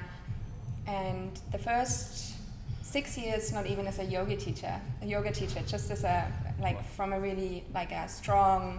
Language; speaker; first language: English; non-native, fluent; German